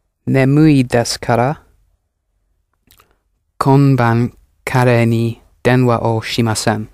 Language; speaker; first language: Japanese; non-native, learner; English